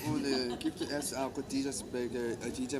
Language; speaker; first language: German; non-native, learner; Korean